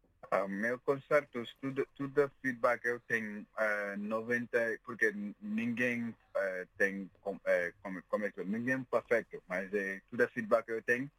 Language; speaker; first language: Portuguese; non-native, learner; Mandingo